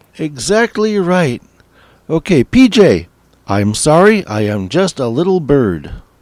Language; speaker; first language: English; native; English